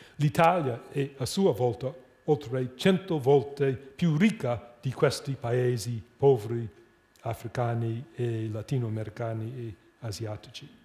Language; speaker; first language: Italian; non-native, fluent; English